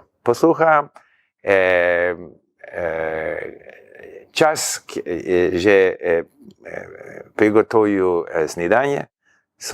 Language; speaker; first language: Polish; non-native, learner; English